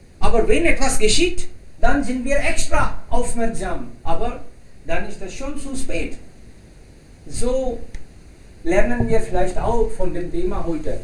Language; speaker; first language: German; non-native, fluent; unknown